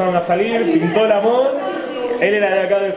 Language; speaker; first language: Spanish; native; Spanish